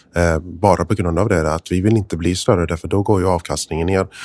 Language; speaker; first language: Swedish; non-native, fluent; English